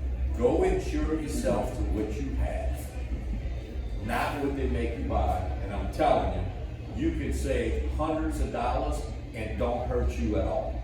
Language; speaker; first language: English; native; English